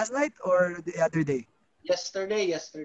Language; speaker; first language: English; non-native, local second language; Filipino